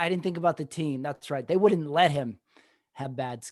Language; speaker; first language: English; native; English